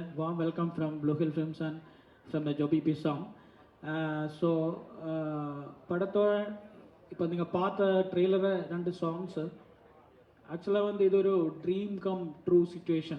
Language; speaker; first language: Tamil; non-native, learner; Malayalam